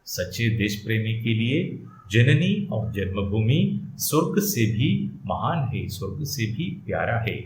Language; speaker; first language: Hindi; non-native, local second language; Malayalam